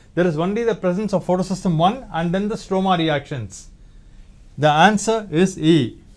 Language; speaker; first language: English; non-native, local second language; Tamil